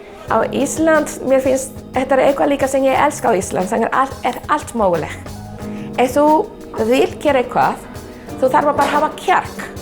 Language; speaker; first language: Icelandic; non-native, learner; Spanish